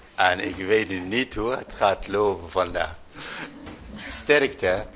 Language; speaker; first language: Dutch; non-native, fluent; Arabic